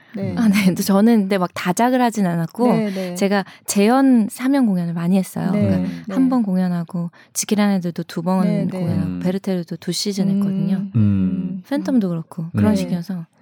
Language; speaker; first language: Korean; native; Korean